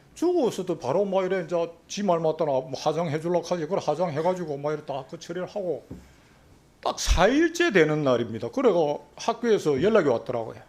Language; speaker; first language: Korean; native; Korean